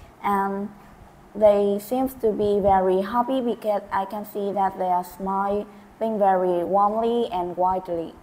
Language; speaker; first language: English; non-native, learner; Vietnamese